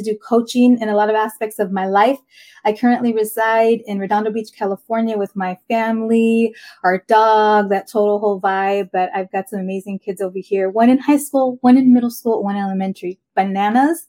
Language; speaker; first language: English; native; English